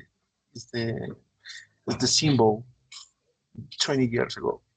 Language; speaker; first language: English; non-native, learner; Spanish